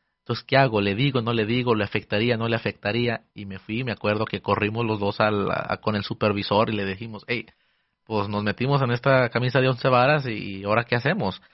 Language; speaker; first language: Spanish; early bilingual, heritage; Spanish